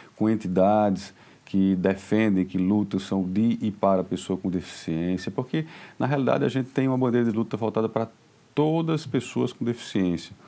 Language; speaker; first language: Portuguese; native; Portuguese